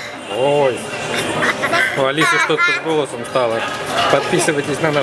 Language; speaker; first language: Russian; native; Russian